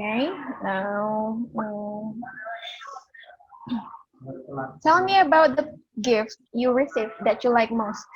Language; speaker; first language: English; non-native, fluent; Indonesian